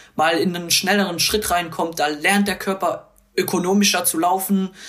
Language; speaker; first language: German; non-native, local second language; Luxembourgish